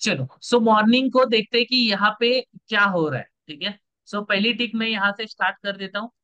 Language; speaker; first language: Hindi; non-native, local second language; Marathi